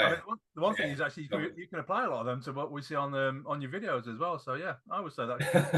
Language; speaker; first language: English; native; English